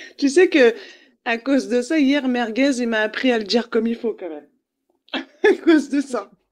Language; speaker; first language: French; native; French